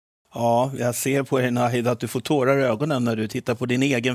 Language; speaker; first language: Swedish; native; Swedish